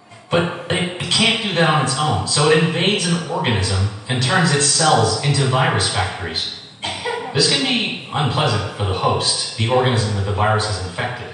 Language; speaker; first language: English; non-native, fluent; Indonesian